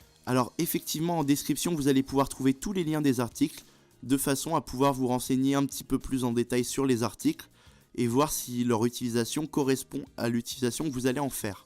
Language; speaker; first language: French; native; French